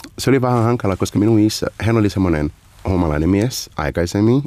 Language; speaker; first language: Finnish; non-native, learner; Portuguese